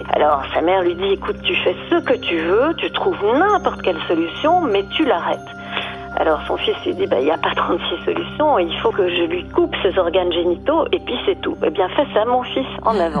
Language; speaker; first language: French; native; French